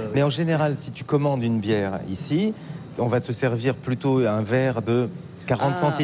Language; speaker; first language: French; native; French